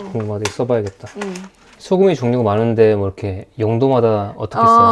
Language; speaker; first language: Korean; native; Korean